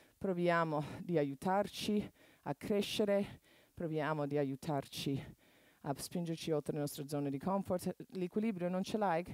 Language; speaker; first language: Italian; non-native, fluent; English